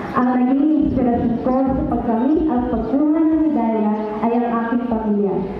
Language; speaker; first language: Filipino; non-native, local second language; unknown